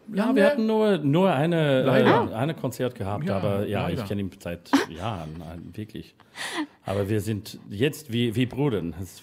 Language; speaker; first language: German; non-native, fluent; English